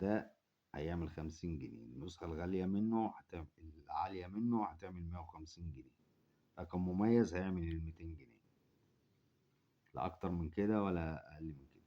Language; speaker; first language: Arabic; native; Arabic